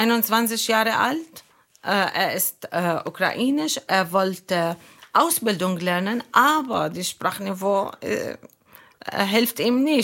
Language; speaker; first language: German; non-native, fluent; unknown